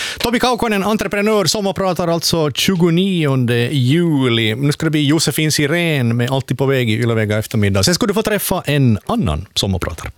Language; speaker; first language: Swedish; native; Swedish